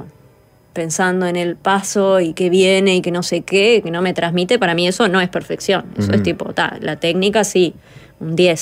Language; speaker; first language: Spanish; native; Spanish